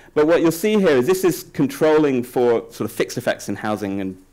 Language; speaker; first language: English; native; English